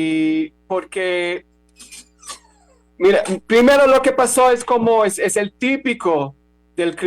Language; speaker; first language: Spanish; non-native, fluent; Hebrew